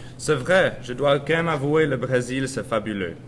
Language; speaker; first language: French; non-native, learner; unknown